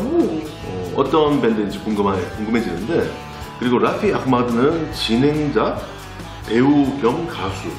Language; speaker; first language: Korean; native; Korean